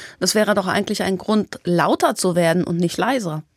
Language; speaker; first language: German; native; German